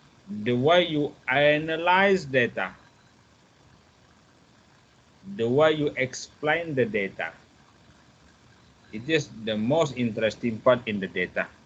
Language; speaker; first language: English; non-native, fluent; Malay